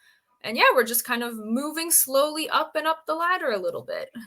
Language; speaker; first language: English; native; English